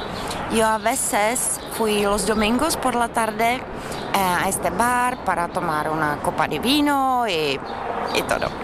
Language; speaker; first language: Spanish; non-native, fluent; Czech